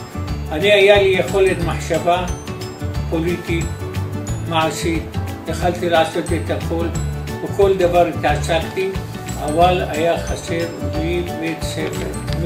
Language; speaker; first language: Hebrew; non-native, fluent; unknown